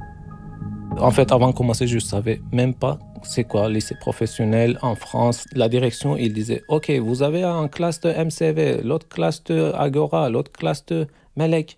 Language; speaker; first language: French; non-native, fluent; Turkish